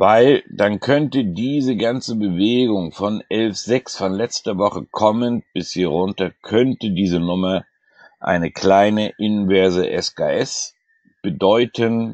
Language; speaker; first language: German; native; German